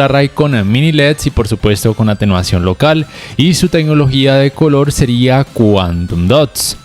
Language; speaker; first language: Spanish; native; Spanish